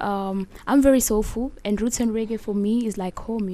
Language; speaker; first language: English; non-native, local second language; Luo (Kenya and Tanzania)